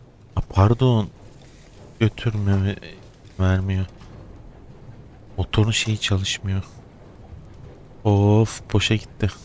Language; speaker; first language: Turkish; native; Turkish